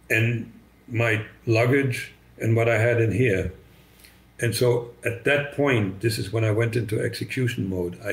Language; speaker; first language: English; non-native, fluent; German